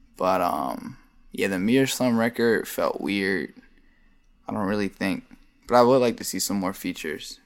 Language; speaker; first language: English; native; English